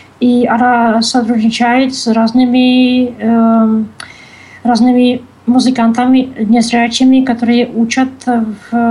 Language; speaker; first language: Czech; non-native, learner; Russian